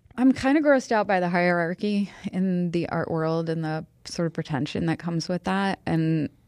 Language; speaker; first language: English; native; English